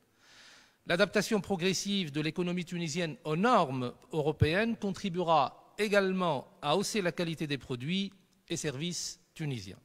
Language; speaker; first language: French; non-native, local second language; Arabic